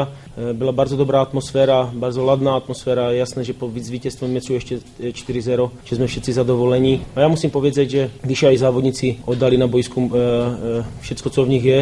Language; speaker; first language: Polish; non-native, learner; Czech